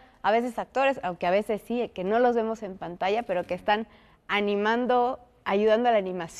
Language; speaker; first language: Spanish; native; Spanish